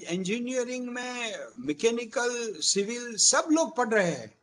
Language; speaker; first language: Hindi; non-native, local second language; Gujarati